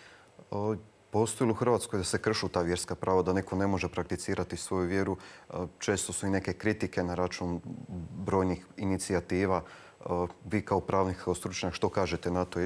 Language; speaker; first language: Croatian; native; Croatian